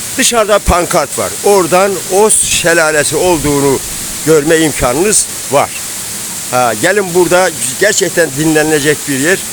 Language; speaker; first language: Turkish; native; Turkish